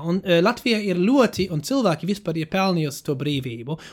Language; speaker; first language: Latvian; non-native, fluent; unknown